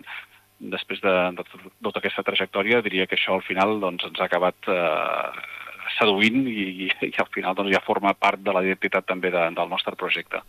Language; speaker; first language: Catalan; native; Catalan